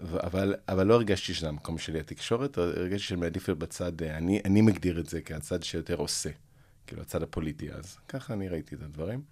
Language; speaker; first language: Hebrew; early bilingual, other home language; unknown